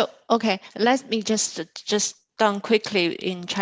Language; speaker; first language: English; non-native, fluent; Chinese